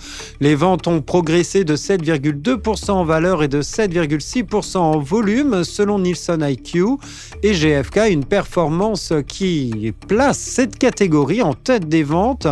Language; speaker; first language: French; native; French